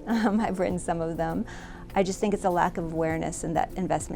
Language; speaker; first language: English; native; English